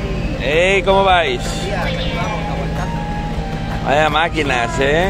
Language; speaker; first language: Spanish; native; Spanish